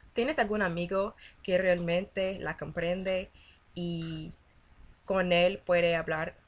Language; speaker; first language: Spanish; non-native, learner; English